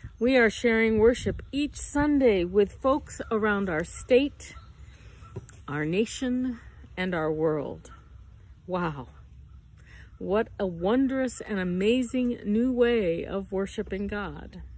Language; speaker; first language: English; native; English